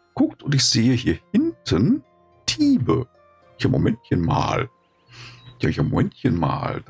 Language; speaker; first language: German; native; German